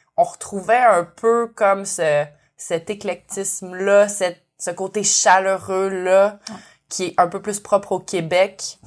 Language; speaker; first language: French; native; French